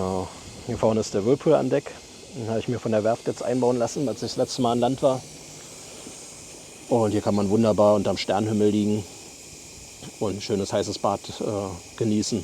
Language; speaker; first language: German; native; German